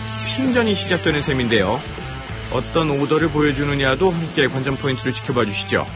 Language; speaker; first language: Korean; native; Korean